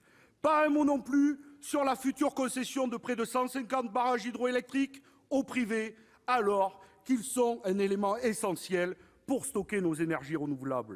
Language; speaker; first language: French; native; French